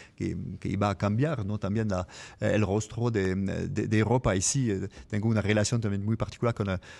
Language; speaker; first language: Spanish; non-native, fluent; French